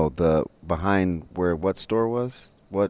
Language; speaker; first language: English; native; English